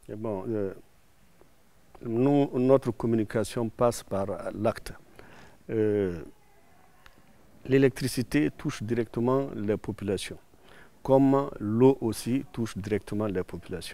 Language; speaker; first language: French; non-native, local second language; Susu